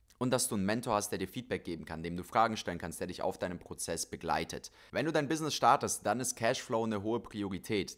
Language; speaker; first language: German; native; German